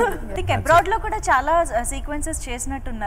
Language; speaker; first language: Telugu; native; Telugu